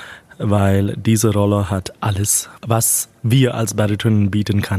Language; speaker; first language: German; non-native, fluent; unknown